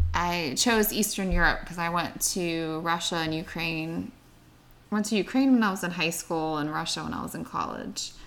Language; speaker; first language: English; native; English